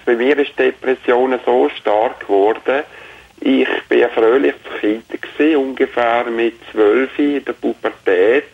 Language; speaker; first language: German; native; German